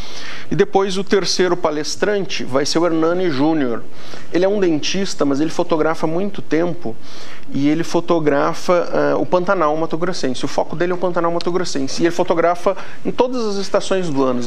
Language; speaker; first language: Portuguese; native; Portuguese